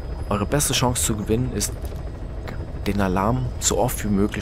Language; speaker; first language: German; native; German